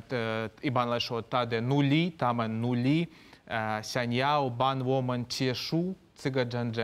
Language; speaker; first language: Chinese; non-native, fluent; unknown